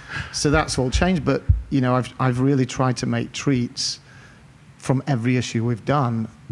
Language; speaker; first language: English; native; English